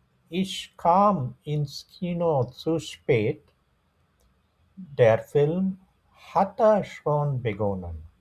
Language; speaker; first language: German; non-native, fluent; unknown